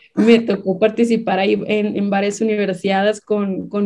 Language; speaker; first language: Spanish; native; Spanish